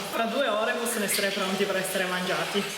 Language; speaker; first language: Italian; native; Italian